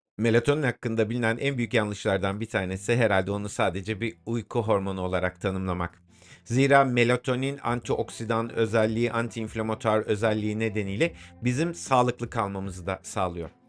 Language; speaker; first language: Turkish; native; Turkish